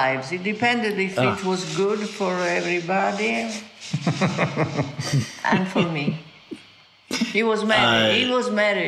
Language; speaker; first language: English; non-native, fluent; Italian